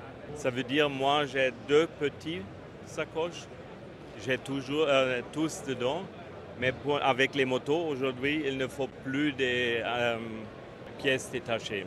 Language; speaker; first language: French; non-native, fluent; German